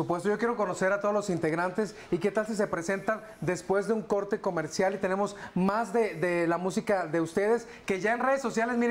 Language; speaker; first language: Spanish; native; Spanish